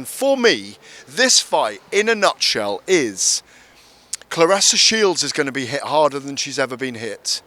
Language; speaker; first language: English; native; English